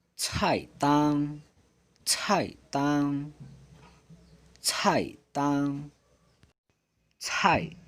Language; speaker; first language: Chinese; non-native, fluent; Hmong